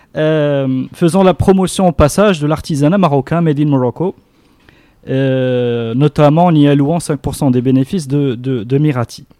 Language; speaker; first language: French; non-native, local second language; Arabic